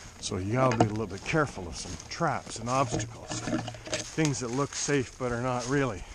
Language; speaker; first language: English; native; English